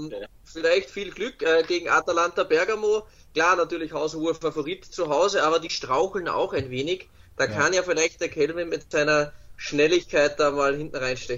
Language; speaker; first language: German; native; German